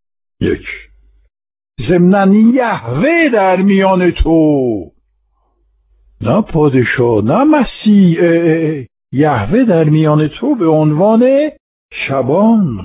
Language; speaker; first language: Persian; non-native, fluent; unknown